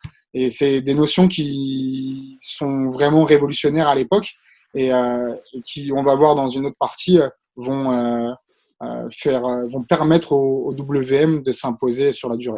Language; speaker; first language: French; native; French